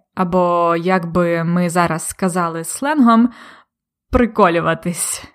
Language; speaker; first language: Ukrainian; native; Ukrainian